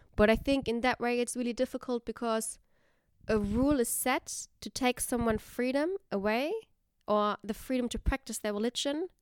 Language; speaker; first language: English; non-native, fluent; German